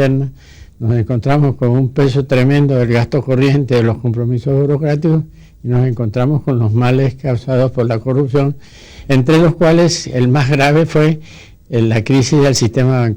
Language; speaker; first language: Spanish; native; Spanish